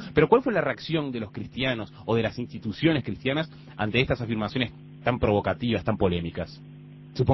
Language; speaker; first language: Spanish; native; Spanish